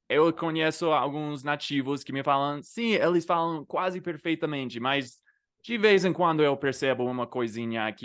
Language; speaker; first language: Portuguese; non-native, fluent; English